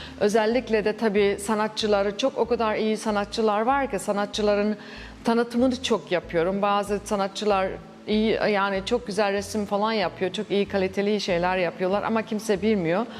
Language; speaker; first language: Turkish; early bilingual, heritage; Turkish